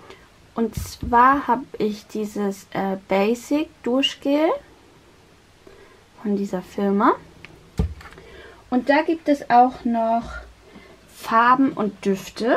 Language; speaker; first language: German; native; German